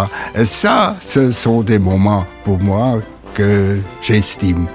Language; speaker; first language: French; non-native, local second language; German